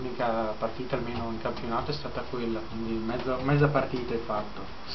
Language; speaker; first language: Italian; native; Italian